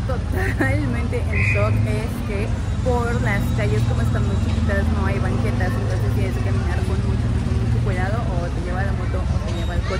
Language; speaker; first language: Spanish; native; Spanish